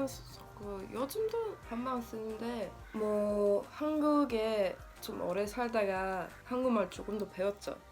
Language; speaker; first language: Korean; non-native, learner; Swedish